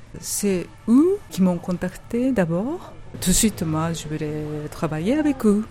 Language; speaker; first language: French; non-native, fluent; Japanese